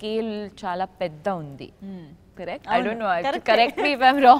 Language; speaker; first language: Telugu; non-native, learner; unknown